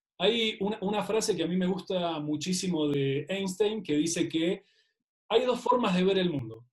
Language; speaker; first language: Spanish; native; Spanish